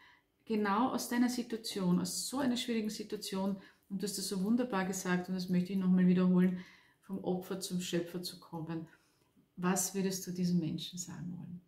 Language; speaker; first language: German; native; German